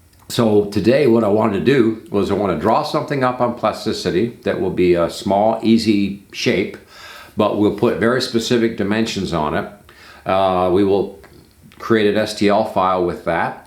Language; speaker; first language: English; native; English